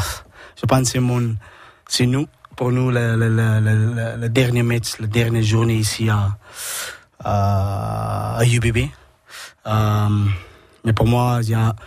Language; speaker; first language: French; non-native, learner; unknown